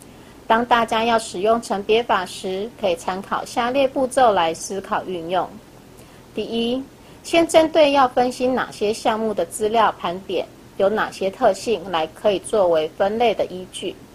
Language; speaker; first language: Chinese; native; Chinese